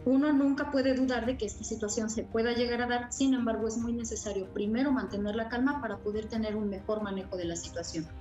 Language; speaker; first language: Spanish; native; Spanish